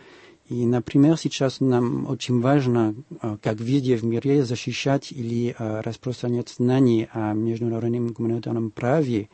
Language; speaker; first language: Russian; non-native, fluent; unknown